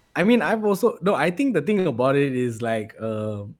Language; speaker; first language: English; non-native, local second language; Tamil